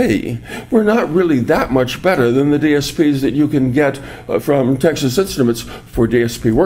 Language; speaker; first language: English; native; English